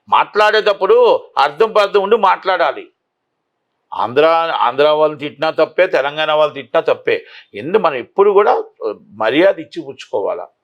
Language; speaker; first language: Telugu; native; Telugu